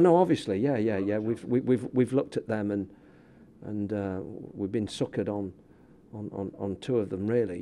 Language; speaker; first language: English; native; English